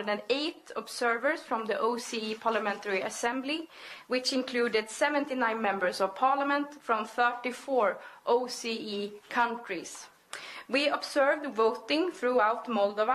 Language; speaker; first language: English; non-native, fluent; Swedish